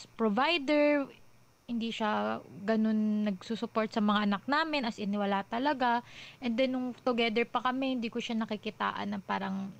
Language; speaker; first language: Filipino; native; Filipino